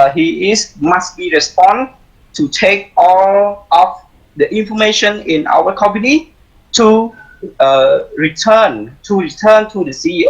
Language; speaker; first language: English; non-native, learner; Khmer